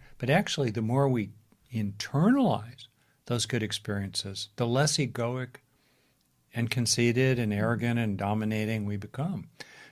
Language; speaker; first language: English; native; English